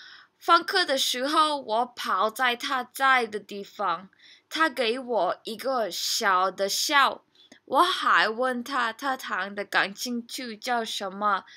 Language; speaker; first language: Chinese; non-native, learner; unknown